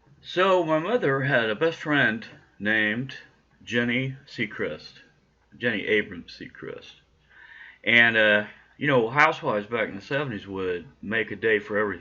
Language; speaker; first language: English; native; English